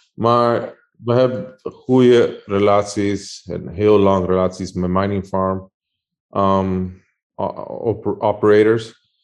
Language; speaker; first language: Dutch; non-native, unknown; Spanish